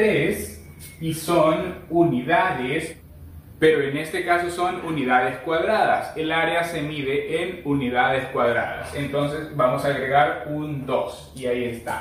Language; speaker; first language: Spanish; native; Spanish